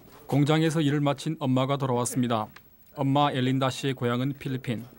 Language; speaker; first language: Korean; native; Korean